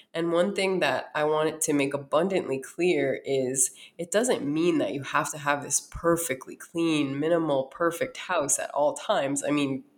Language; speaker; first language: English; native; English